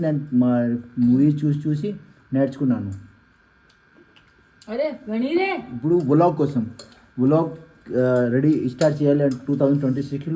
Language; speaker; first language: Telugu; non-native, learner; Marwari